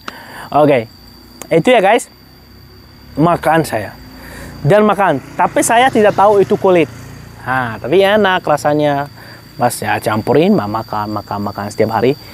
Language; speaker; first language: Indonesian; non-native, fluent; Arabic